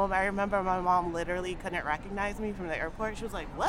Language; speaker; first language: English; native; English